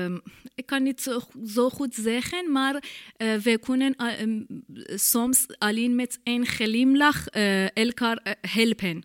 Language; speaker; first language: Dutch; non-native, learner; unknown